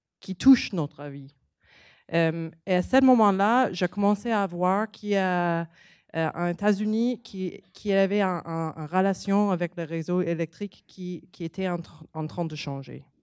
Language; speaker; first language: French; non-native, learner; English